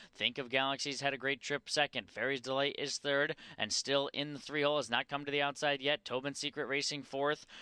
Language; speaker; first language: English; native; English